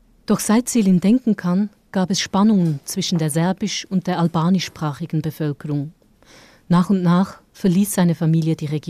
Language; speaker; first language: German; native; German